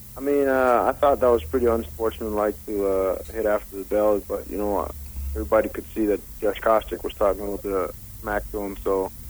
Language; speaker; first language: English; non-native, fluent; Danish